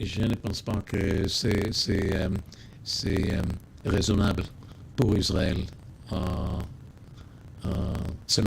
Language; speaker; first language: French; non-native, learner; Hebrew